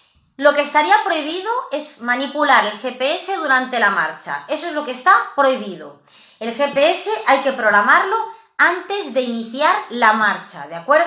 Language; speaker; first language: Spanish; native; Spanish